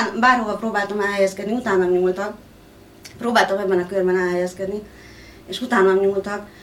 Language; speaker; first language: Hungarian; early bilingual, other home language; Greek